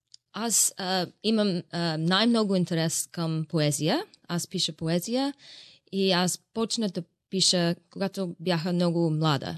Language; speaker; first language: Bulgarian; non-native, learner; English